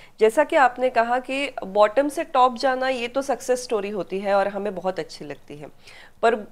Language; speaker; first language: Hindi; non-native, local second language; Marathi